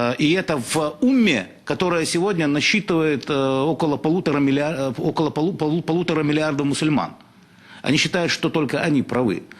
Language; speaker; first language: Russian; non-native, local second language; Chechen